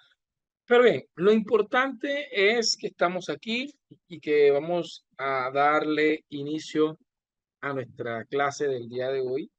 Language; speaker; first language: Spanish; native; Spanish